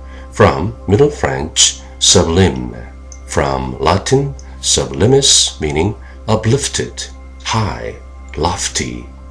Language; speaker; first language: English; non-native, fluent; Korean